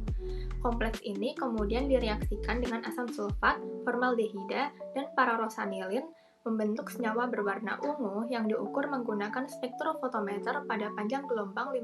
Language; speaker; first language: Indonesian; native; Indonesian